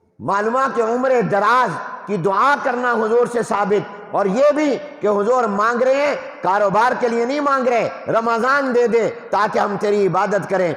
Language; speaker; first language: Urdu; non-native, local second language; Punjabi